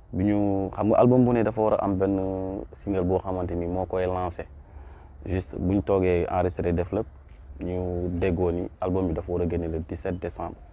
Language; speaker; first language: Wolof; non-native, local second language; Mandingo